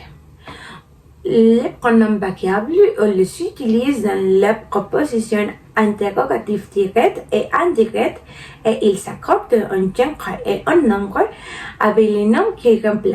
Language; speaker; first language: French; non-native, learner; Spanish